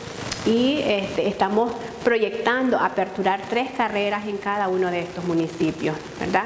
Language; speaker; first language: Spanish; native; Spanish